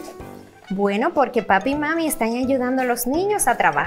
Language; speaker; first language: Spanish; native; Spanish